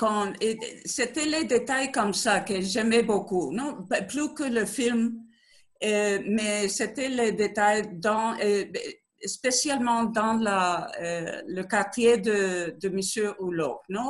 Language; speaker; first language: French; non-native, learner; Spanish